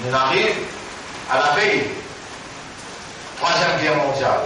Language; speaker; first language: French; non-native, local second language; Morisyen